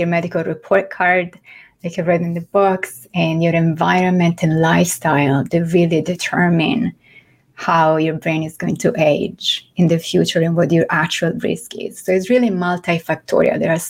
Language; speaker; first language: English; non-native, fluent; Italian